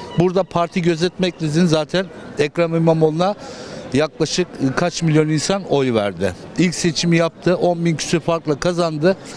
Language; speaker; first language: Turkish; native; Turkish